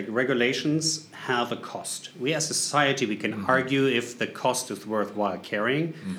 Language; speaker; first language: English; non-native, fluent; German